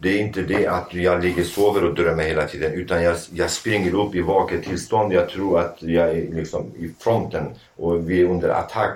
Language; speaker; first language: Swedish; non-native, fluent; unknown